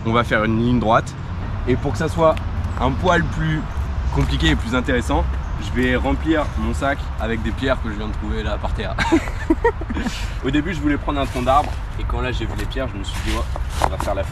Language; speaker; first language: French; native; French